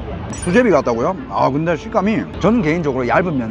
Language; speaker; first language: Korean; native; Korean